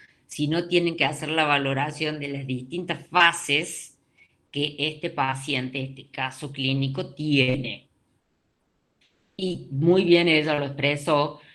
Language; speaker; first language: Spanish; native; Spanish